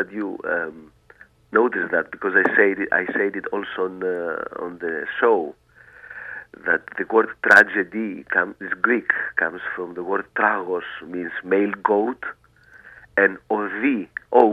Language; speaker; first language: English; non-native, fluent; Greek